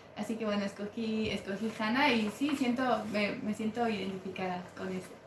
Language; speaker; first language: Spanish; native; Spanish